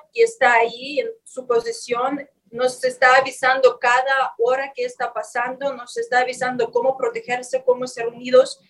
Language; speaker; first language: Spanish; non-native, learner; Ukrainian